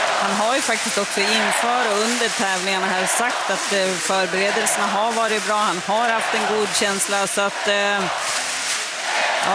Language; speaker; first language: Swedish; native; Swedish